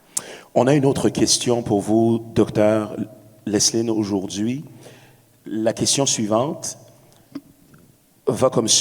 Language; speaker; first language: French; native; French